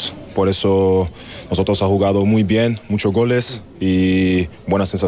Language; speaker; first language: Spanish; non-native, learner; German